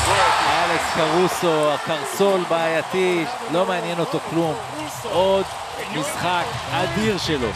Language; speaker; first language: Hebrew; native; Hebrew